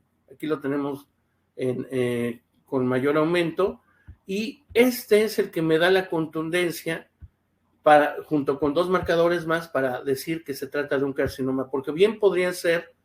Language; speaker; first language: Spanish; native; Spanish